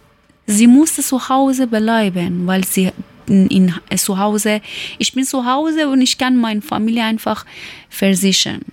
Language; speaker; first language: German; non-native, learner; Persian